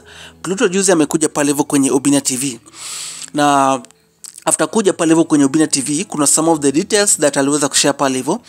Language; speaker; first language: Swahili; non-native, local second language; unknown